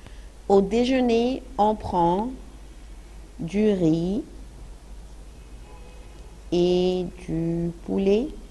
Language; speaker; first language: French; non-native, fluent; Arabic